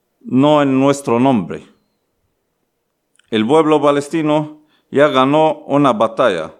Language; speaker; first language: Spanish; non-native, learner; Arabic